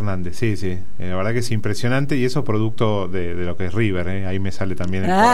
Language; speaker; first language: Spanish; native; Spanish